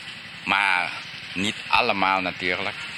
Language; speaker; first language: Dutch; early bilingual, heritage; Dutch